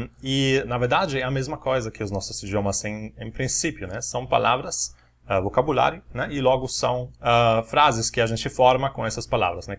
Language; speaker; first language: Portuguese; non-native, fluent; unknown